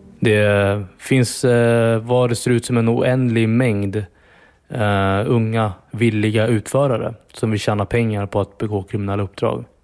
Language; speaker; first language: Swedish; native; Swedish